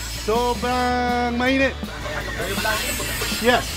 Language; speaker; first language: Filipino; non-native, learner; English